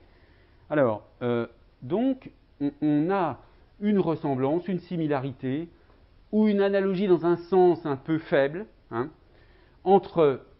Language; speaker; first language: French; native; French